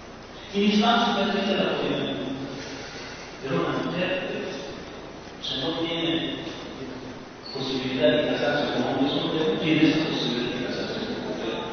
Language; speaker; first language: Spanish; non-native, fluent; Persian